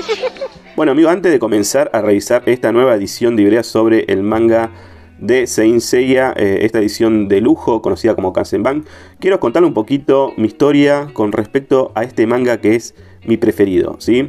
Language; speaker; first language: Spanish; native; Spanish